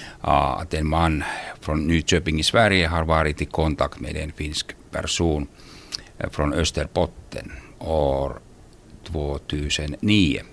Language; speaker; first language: Swedish; non-native, local second language; Finnish